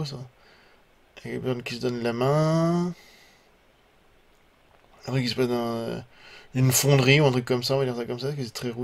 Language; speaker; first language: French; native; French